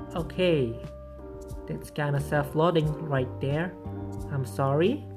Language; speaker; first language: English; non-native, fluent; Indonesian